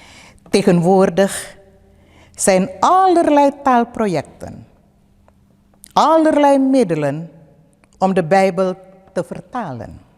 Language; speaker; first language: Dutch; early bilingual, other home language; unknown